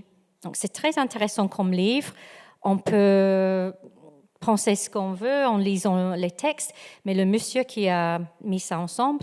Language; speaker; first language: French; non-native, fluent; English